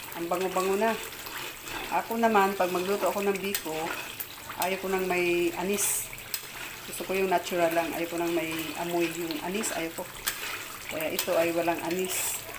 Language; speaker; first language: Filipino; non-native, local second language; Cebuano